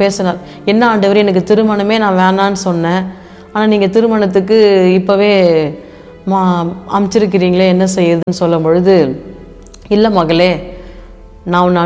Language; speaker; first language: Tamil; native; Tamil